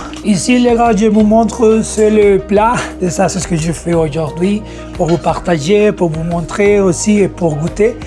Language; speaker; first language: French; non-native, learner; Spanish